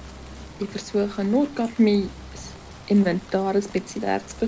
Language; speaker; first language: German; native; German